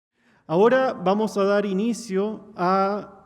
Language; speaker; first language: Spanish; native; Spanish